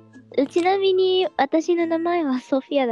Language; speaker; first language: Japanese; non-native, learner; Filipino